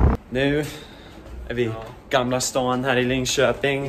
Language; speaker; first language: Swedish; early bilingual, other home language; English